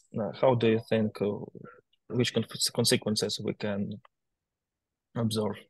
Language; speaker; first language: English; non-native, learner; Ukrainian